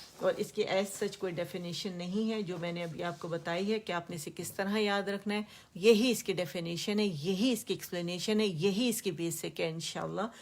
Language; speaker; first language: Urdu; non-native, local second language; Pashto